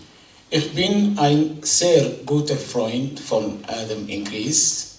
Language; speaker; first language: German; non-native, fluent; Somali